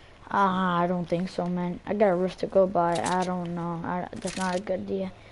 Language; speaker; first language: English; early bilingual, other home language; Spanish